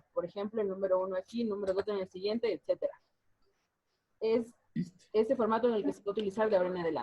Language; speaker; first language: Spanish; native; Spanish